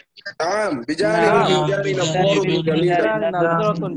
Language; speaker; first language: Arabic; non-native, learner; Bangla